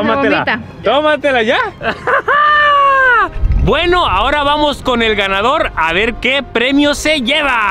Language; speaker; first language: Spanish; native; Spanish